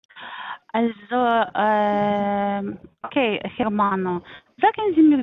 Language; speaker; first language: German; non-native, learner; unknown